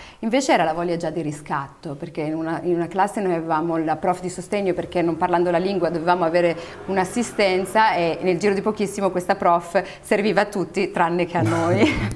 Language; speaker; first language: Italian; early bilingual, other home language; Arabic